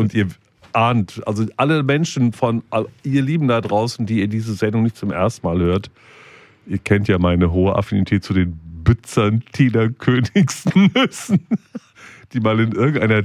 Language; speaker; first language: German; native; German